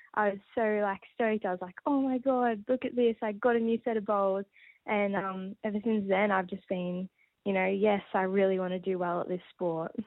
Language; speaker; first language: English; native; English